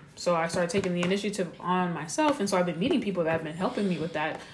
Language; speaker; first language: English; native; English